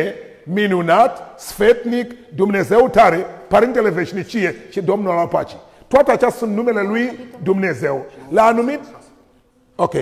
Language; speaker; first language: Romanian; non-native, learner; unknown